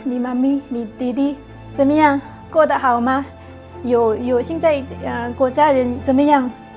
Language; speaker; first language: Chinese; non-native, fluent; Burmese